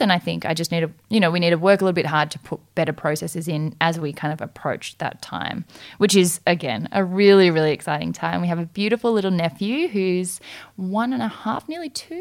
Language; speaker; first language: English; native; English